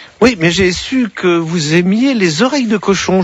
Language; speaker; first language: French; native; French